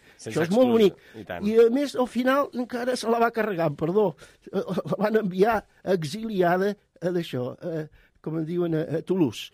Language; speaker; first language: Catalan; native; Catalan